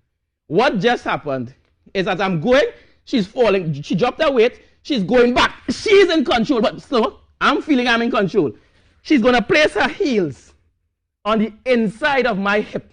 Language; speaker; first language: English; native; English